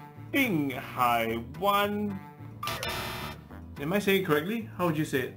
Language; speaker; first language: English; native; English